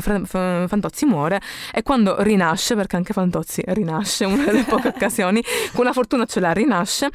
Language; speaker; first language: Italian; native; Italian